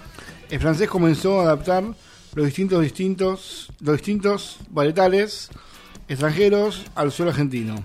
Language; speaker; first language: Spanish; native; Spanish